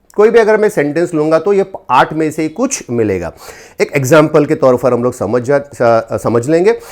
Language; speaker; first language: Hindi; non-native, local second language; Marathi